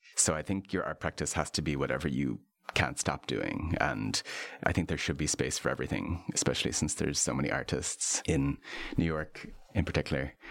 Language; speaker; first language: English; native; English